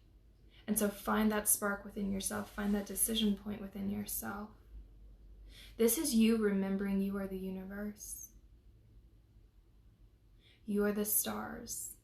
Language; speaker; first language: English; native; English